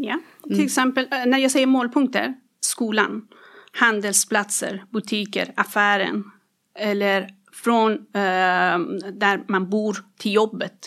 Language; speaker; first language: Swedish; non-native, fluent; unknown